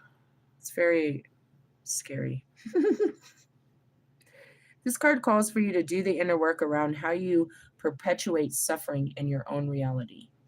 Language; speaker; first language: English; native; English